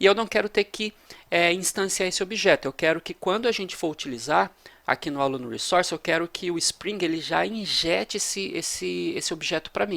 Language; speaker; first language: Portuguese; native; Portuguese